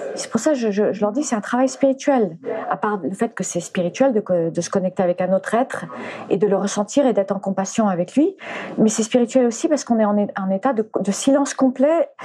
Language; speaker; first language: French; early bilingual, other home language; English